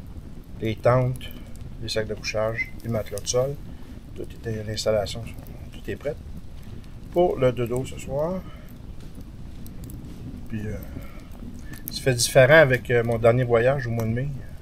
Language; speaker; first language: French; native; French